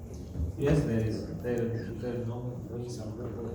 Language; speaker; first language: English; non-native, learner; Russian